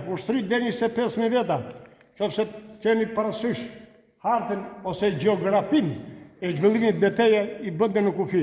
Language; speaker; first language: Albanian; native; Albanian